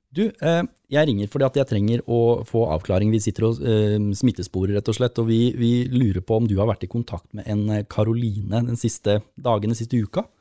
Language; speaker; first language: Norwegian; native; Norwegian